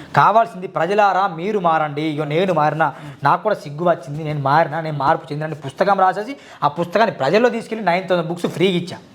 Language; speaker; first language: Telugu; non-native, local second language; Marathi